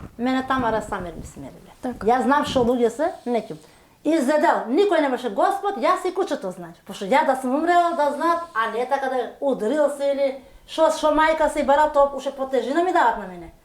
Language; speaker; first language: Macedonian; non-native, local second language; Turkish